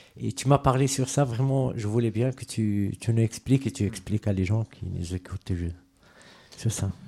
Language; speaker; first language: French; non-native, fluent; Arabic